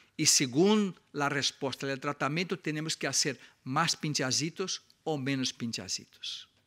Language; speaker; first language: Portuguese; native; Portuguese